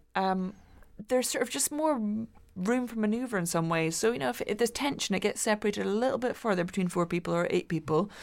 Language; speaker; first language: English; native; English